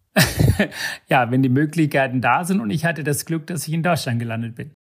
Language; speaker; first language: German; non-native, fluent; Sinhala